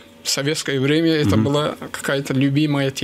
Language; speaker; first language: Russian; non-native, local second language; Azerbaijani